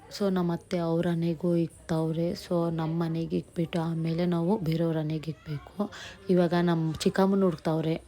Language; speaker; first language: Kannada; non-native, local second language; Nepali